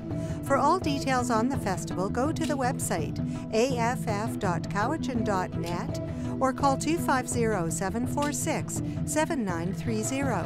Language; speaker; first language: English; native; English